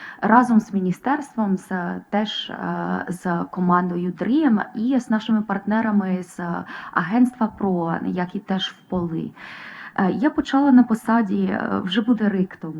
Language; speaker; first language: Ukrainian; non-native, fluent; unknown